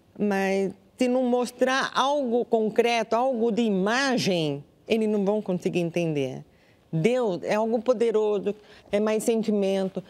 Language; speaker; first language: Portuguese; non-native, local second language; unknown